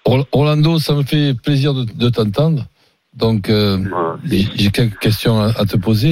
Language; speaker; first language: French; native; French